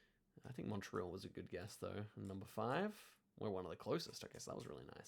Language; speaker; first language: English; native; English